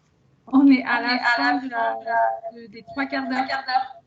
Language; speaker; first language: French; native; French